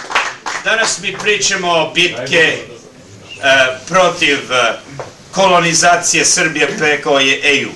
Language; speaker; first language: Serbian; early bilingual, heritage; Serbian